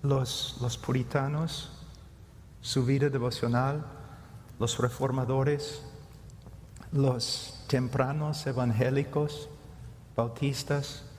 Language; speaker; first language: Spanish; non-native, fluent; English